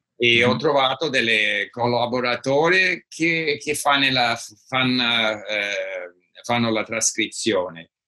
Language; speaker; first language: Italian; non-native, learner; English